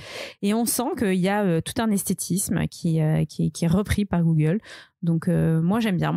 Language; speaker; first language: French; native; French